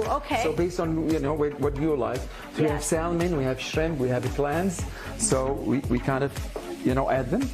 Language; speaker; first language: English; non-native, fluent; Arabic